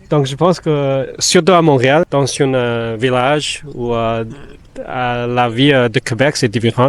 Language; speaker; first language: French; non-native, fluent; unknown